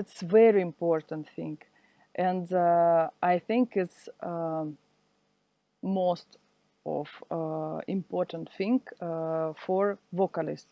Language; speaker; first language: English; non-native, learner; Russian